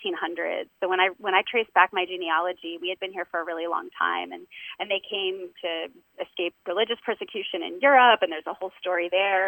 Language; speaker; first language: English; native; English